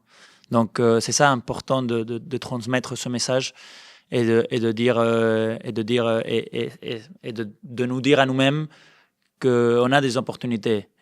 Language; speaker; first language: French; non-native, fluent; Spanish